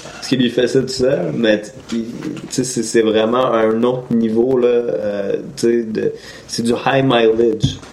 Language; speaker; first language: French; native; French